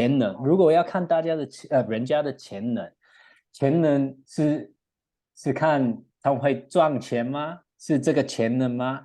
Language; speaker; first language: Chinese; non-native, learner; English